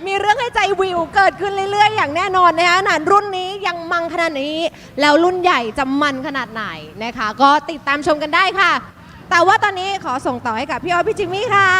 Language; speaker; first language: Thai; native; Thai